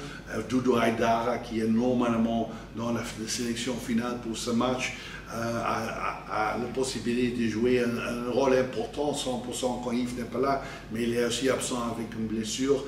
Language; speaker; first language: French; non-native, fluent; Dutch